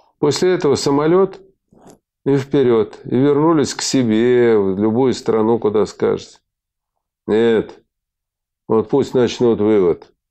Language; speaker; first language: Russian; native; Russian